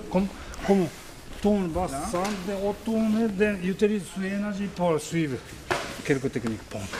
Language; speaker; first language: French; non-native, learner; Japanese